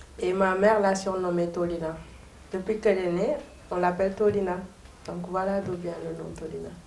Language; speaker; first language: French; non-native, local second language; Soninke